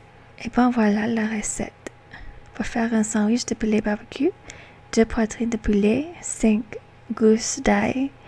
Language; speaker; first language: French; non-native, learner; English